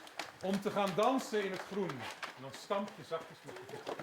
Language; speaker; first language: Dutch; non-native, local second language; Papiamento